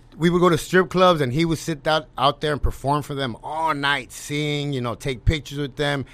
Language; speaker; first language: English; native; English